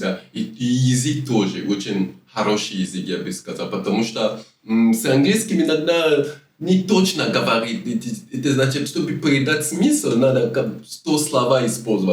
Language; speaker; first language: Russian; non-native, learner; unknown